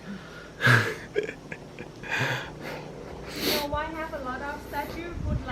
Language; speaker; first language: English; non-native, learner; Thai